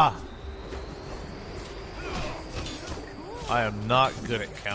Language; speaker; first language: English; native; English